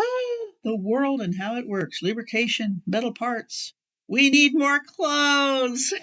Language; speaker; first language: English; native; English